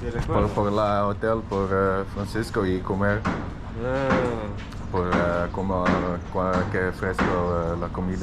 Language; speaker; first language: Spanish; non-native, learner; Dutch